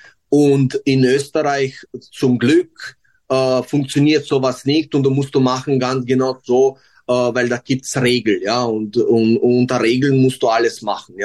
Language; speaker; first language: German; non-native, fluent; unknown